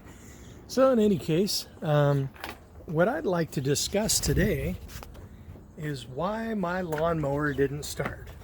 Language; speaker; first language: English; native; English